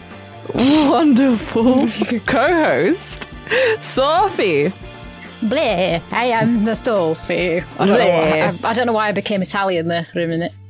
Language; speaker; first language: English; native; English